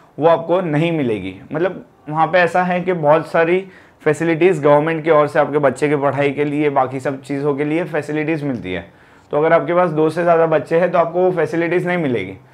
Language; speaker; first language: Hindi; non-native, local second language; Gujarati